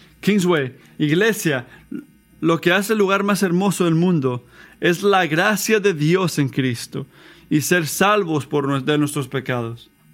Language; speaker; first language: Spanish; non-native, fluent; English